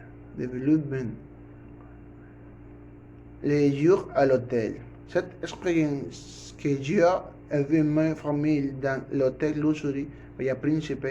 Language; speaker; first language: French; non-native, learner; Spanish